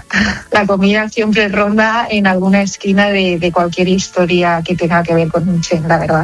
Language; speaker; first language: Spanish; native; Spanish